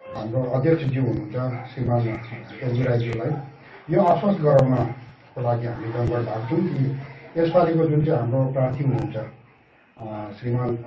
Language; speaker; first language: Nepali; native; Nepali